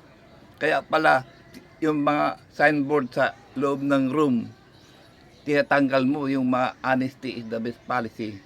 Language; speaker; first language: Filipino; native; Filipino